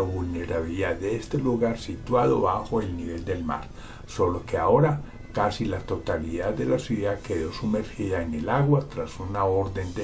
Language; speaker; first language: Spanish; native; Spanish